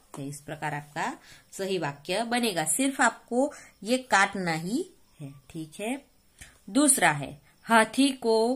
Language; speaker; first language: Hindi; non-native, local second language; Gujarati